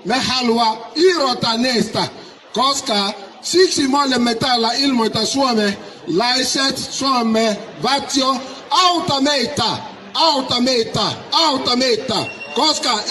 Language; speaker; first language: Finnish; non-native, learner; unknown